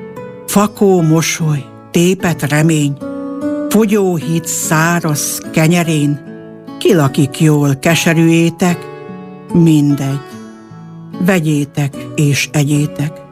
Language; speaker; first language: Hungarian; native; Hungarian